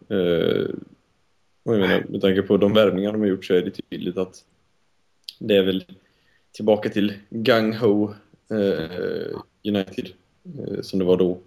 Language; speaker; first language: Swedish; native; Swedish